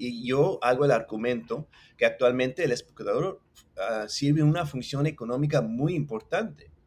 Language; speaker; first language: Spanish; early bilingual, other home language; English